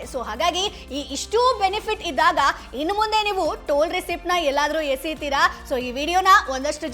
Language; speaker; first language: Kannada; native; Kannada